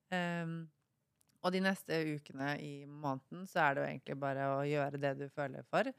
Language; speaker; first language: Norwegian; native; Norwegian